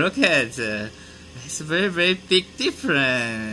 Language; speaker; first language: English; non-native, fluent; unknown